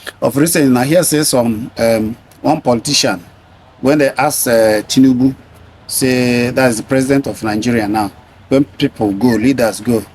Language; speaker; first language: Nigerian Pidgin; non-native, local second language; Igbo